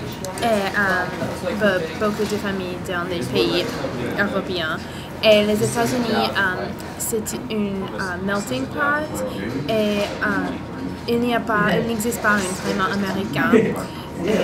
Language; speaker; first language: French; non-native, learner; English